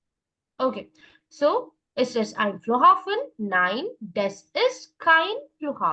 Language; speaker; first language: German; non-native, fluent; Malayalam